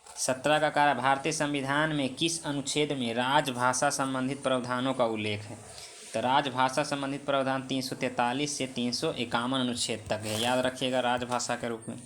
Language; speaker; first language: Hindi; native; Hindi